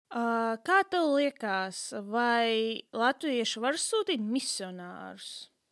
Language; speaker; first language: Latvian; native; Latvian